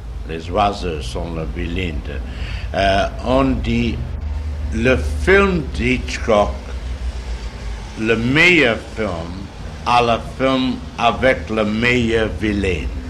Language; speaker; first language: French; non-native, learner; English